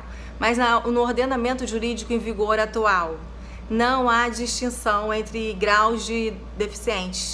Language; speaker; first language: Portuguese; native; Portuguese